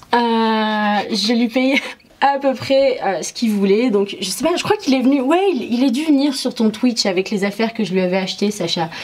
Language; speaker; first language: French; early bilingual, other home language; Arabic